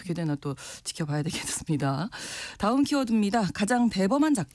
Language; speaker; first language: Korean; native; Korean